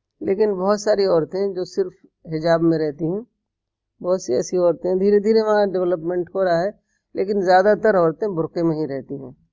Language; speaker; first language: Urdu; native; Urdu